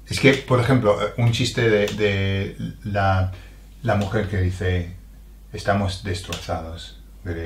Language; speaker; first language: Spanish; non-native, fluent; English